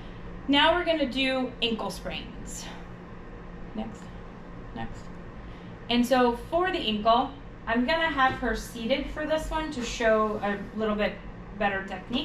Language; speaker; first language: English; native; English